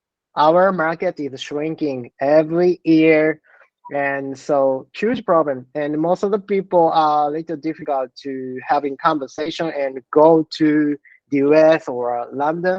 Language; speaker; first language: English; non-native, learner; Japanese